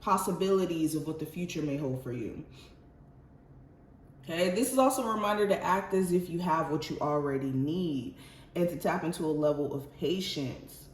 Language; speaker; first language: English; native; English